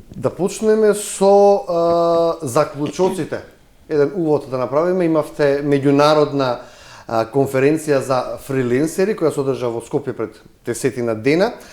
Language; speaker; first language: Macedonian; native; Macedonian